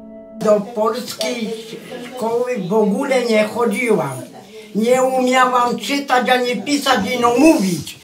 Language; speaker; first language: Polish; early bilingual, heritage; Polish